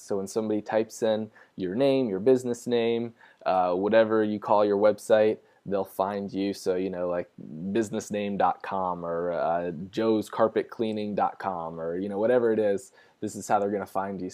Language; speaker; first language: English; native; English